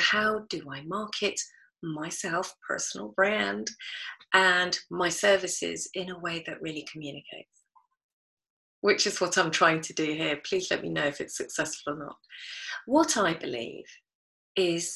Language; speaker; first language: English; native; English